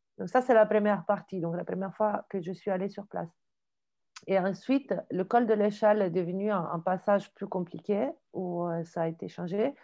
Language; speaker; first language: French; non-native, fluent; Italian